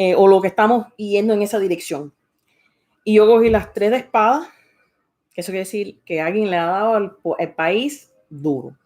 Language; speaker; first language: Spanish; early bilingual, heritage; Spanish